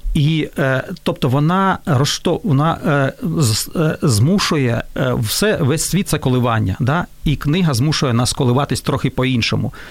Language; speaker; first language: Ukrainian; non-native, local second language; Russian